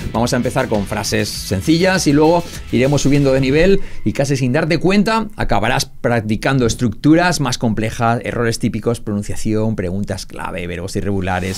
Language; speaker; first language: Spanish; native; Spanish